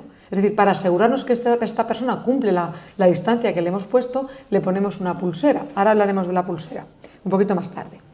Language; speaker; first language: Spanish; native; Spanish